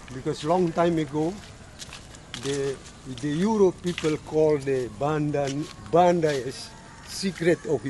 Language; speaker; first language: English; non-native, learner; Indonesian